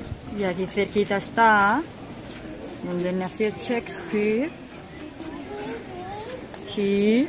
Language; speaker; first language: Spanish; native; Spanish